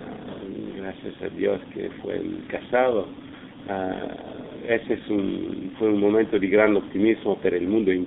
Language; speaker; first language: Spanish; non-native, fluent; English